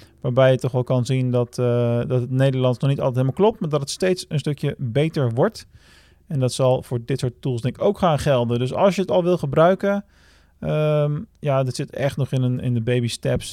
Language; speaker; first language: Dutch; native; Dutch